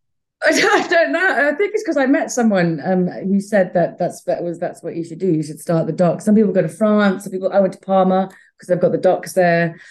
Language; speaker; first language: English; native; English